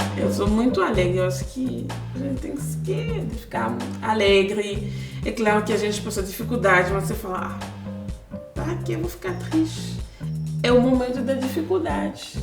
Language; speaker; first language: Portuguese; non-native, fluent; Swahili